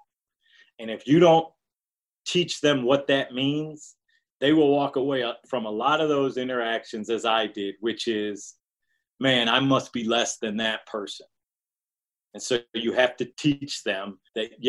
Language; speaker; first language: English; native; English